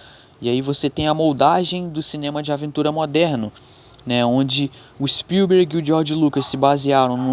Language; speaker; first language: Portuguese; native; Portuguese